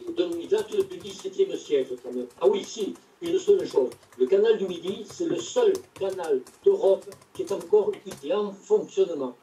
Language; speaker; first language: French; native; French